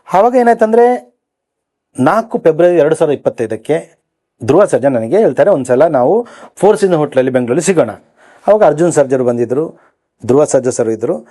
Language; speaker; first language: Kannada; native; Kannada